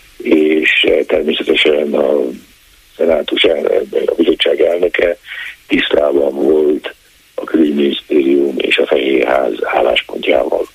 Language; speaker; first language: Hungarian; native; Hungarian